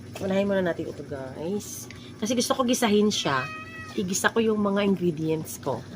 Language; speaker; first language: Filipino; native; Filipino